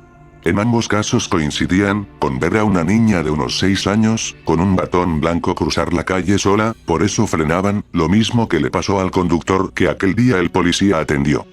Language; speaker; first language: Spanish; native; Spanish